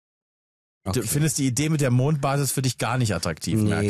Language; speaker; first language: German; native; German